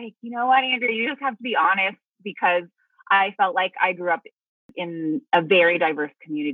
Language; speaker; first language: English; early bilingual, other home language; Filipino